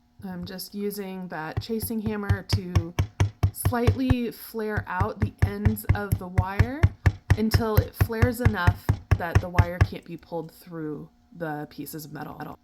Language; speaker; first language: English; native; English